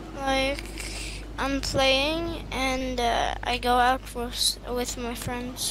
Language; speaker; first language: English; non-native, learner; Swedish